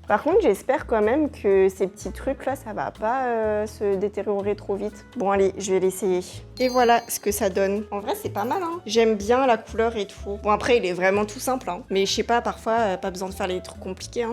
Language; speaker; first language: French; native; French